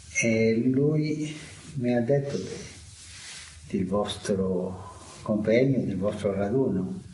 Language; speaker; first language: Italian; non-native, fluent; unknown